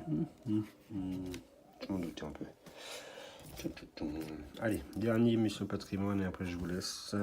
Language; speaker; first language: French; native; French